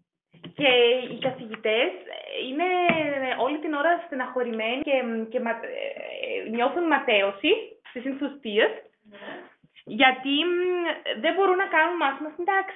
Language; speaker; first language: Greek; non-native, fluent; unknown